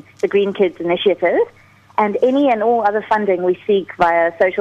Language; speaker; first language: English; native; English